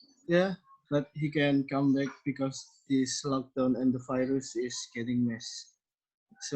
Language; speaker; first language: English; non-native, learner; Indonesian